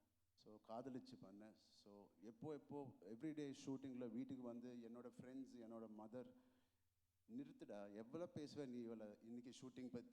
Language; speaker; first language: Tamil; non-native, local second language; Telugu